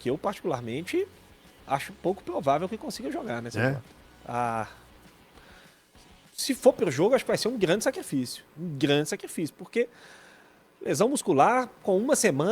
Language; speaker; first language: Portuguese; native; Portuguese